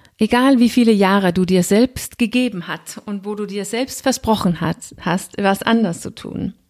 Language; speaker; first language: German; non-native, fluent; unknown